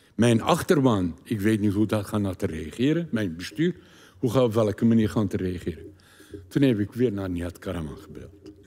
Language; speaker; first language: Dutch; non-native, learner; Turkish